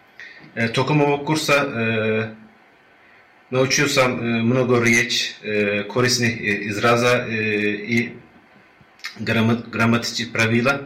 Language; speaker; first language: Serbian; non-native, learner; Turkish